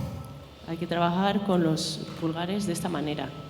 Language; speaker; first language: Spanish; native; Spanish